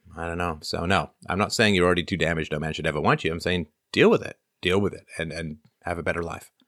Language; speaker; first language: English; native; English